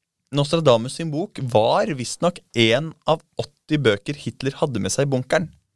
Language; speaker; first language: Norwegian; native; Norwegian